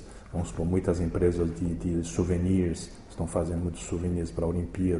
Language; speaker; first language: Portuguese; early bilingual, other home language; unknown